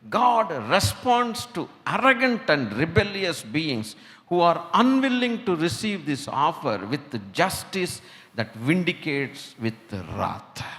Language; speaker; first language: English; non-native, local second language; Tamil